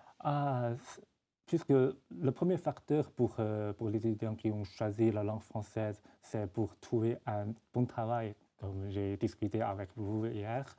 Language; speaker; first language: French; non-native, fluent; Chinese